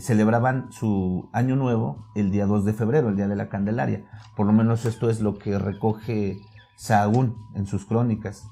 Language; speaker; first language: Spanish; native; Spanish